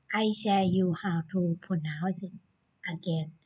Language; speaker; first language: English; non-native, learner; Chinese